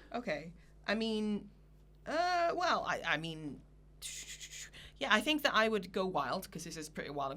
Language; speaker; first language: English; native; English